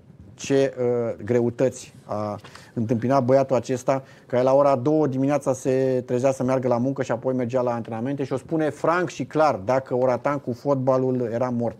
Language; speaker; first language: Romanian; native; Romanian